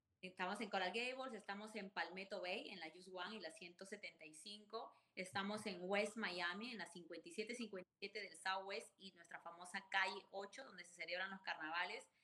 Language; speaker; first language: Spanish; native; Spanish